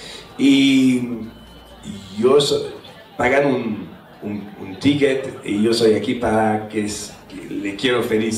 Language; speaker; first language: Spanish; non-native, fluent; French